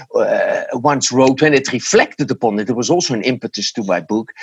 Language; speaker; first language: English; non-native, fluent; Dutch